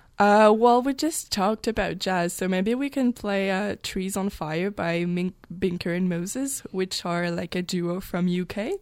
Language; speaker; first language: English; non-native, local second language; French